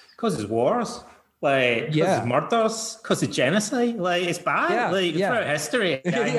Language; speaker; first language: English; native; English